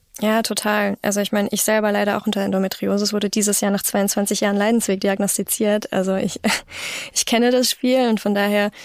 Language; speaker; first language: German; native; German